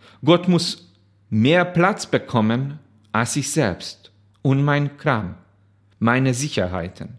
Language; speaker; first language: German; non-native, fluent; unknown